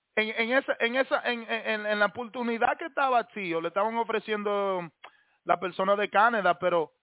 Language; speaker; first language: Spanish; early bilingual, heritage; Spanish